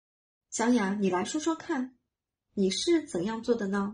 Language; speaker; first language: Chinese; native; Chinese